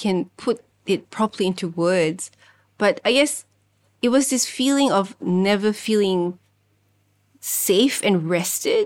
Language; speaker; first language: English; non-native, local second language; Malay